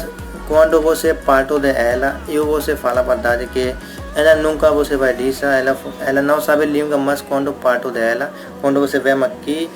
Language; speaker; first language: Portuguese; non-native, learner; Hindi